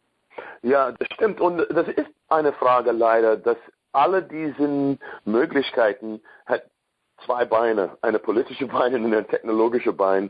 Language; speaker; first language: German; non-native, learner; English